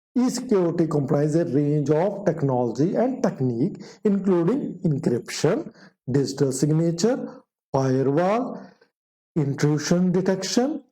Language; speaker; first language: English; non-native, local second language; Punjabi